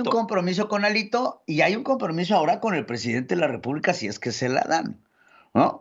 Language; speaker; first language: Spanish; native; Spanish